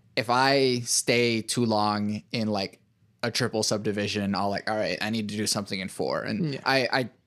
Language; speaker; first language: English; native; English